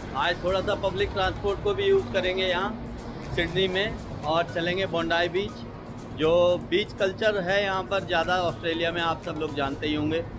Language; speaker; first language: Hindi; native; Hindi